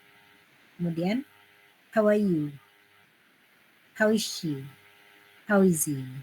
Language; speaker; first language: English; non-native, fluent; Indonesian